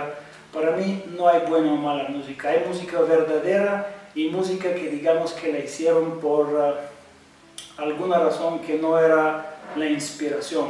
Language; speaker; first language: Spanish; non-native, fluent; Bulgarian